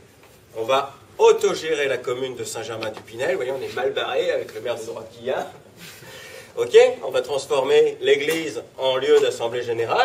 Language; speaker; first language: French; native; French